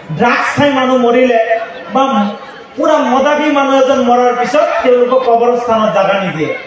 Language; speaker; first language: Assamese; non-native, local second language; Bangla